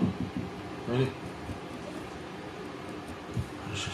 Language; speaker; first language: Japanese; native; Japanese